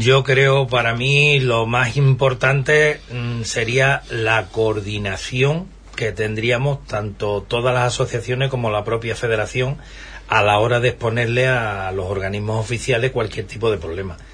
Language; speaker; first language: Spanish; native; Spanish